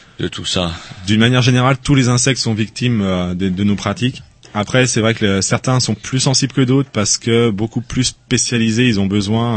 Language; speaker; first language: French; native; French